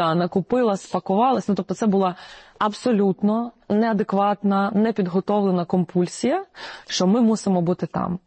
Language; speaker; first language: Ukrainian; non-native, local second language; Russian